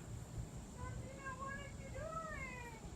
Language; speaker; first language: English; non-native, learner; Thai